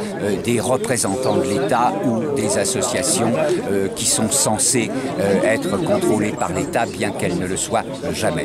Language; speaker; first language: French; native; French